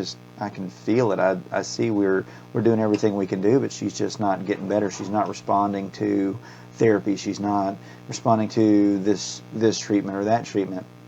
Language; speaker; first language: English; native; English